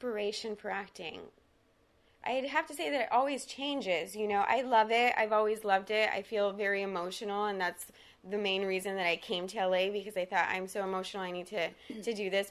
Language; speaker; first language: English; early bilingual, other home language; Spanish